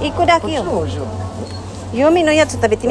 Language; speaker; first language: Japanese; non-native, learner; Filipino